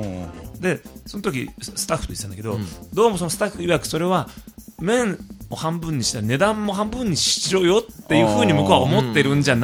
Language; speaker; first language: Japanese; native; Japanese